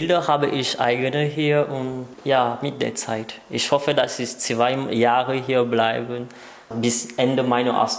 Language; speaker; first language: German; non-native, learner; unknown